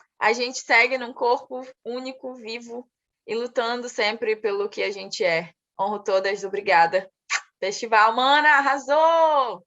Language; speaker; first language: Portuguese; native; Portuguese